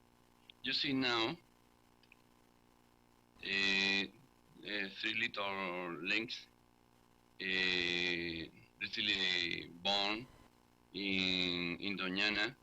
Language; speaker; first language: English; non-native, learner; Spanish